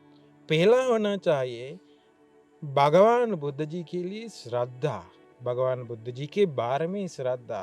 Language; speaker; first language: Hindi; non-native, learner; Sinhala